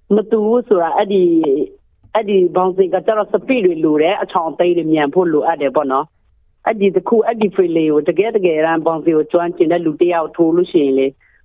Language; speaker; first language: Burmese; non-native, local second language; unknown